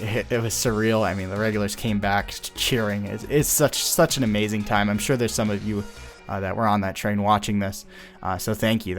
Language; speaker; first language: English; native; English